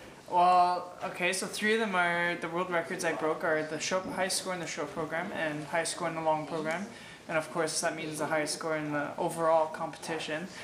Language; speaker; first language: English; native; English